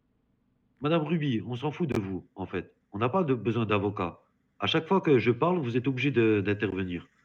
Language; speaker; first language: French; native; French